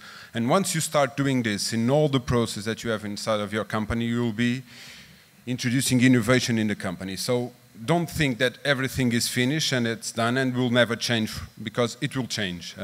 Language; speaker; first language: English; non-native, fluent; Portuguese